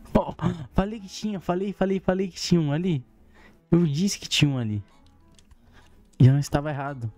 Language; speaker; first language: Portuguese; native; Portuguese